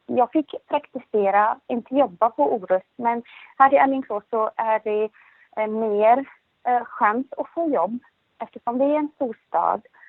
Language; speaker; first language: Swedish; non-native, learner; Arabic